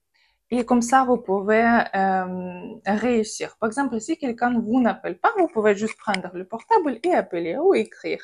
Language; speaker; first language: French; non-native, fluent; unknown